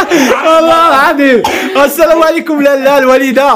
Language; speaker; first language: Arabic; native; Arabic